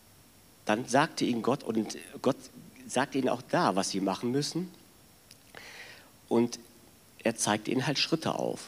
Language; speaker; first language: German; native; German